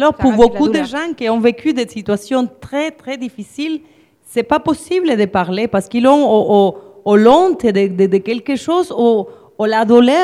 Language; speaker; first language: French; non-native, fluent; Spanish